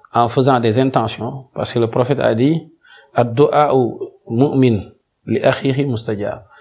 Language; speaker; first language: French; non-native, local second language; Wolof